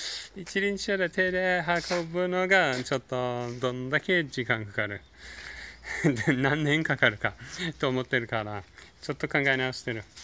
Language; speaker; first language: Japanese; non-native, fluent; English